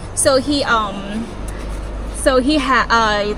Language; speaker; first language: English; non-native, learner; Thai